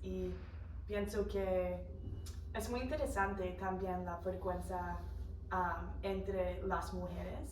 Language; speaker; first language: Spanish; non-native, fluent; English